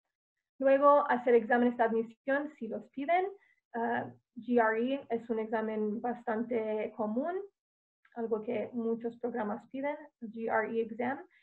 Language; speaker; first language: Spanish; non-native, fluent; English